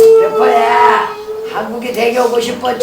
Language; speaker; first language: Korean; native; Korean